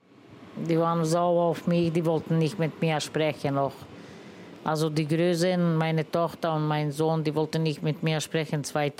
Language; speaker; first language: German; non-native, learner; Romany